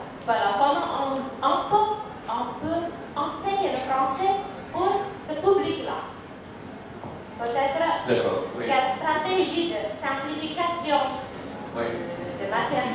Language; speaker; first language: French; non-native, fluent; Indonesian